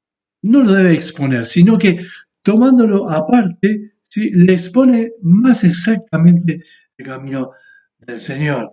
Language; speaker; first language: Spanish; native; Spanish